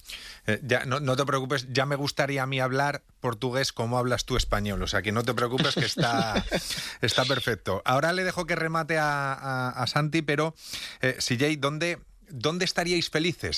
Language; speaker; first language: Spanish; native; Spanish